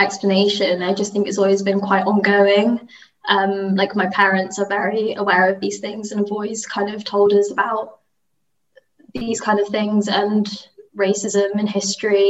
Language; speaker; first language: English; native; English